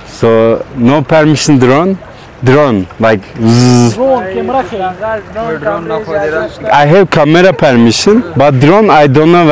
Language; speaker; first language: English; non-native, learner; Turkish